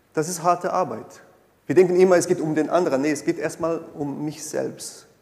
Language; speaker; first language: German; non-native, fluent; Portuguese